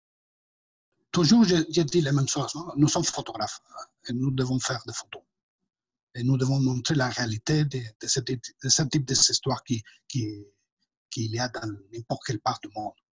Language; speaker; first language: French; non-native, fluent; Spanish